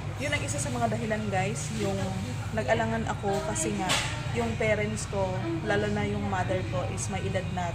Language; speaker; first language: Filipino; non-native, local second language; Cebuano